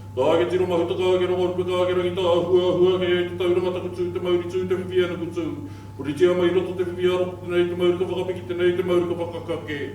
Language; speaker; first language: Māori; native; Māori